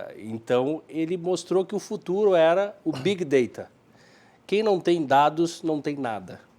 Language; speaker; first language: Portuguese; native; Portuguese